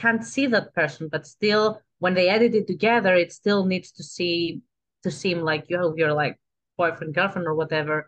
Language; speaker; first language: English; non-native, fluent; Greek